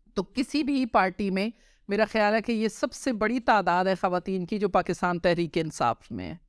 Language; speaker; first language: Urdu; non-native, local second language; Punjabi